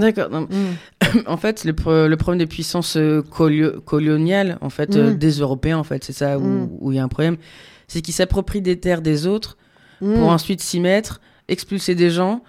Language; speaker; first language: French; native; French